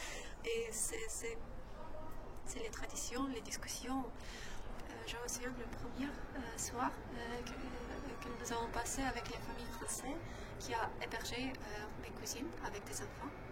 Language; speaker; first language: French; non-native, learner; Ukrainian